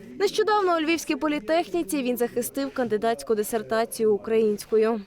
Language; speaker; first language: Ukrainian; native; Ukrainian